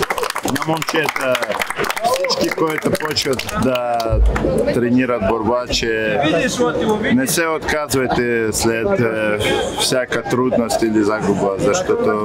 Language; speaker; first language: Bulgarian; non-native, learner; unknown